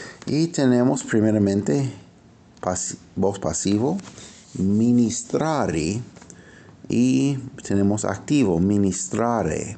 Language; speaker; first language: Spanish; non-native, fluent; English